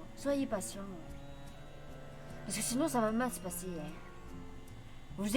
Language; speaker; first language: French; native; French